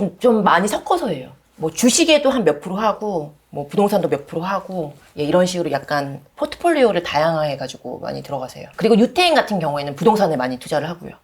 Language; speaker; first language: Korean; early bilingual, other home language; English